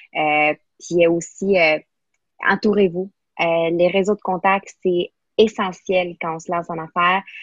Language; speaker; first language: French; non-native, fluent; Spanish